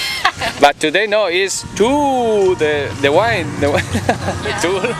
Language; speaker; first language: English; non-native, learner; Spanish